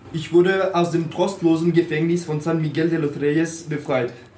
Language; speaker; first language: German; non-native, fluent; French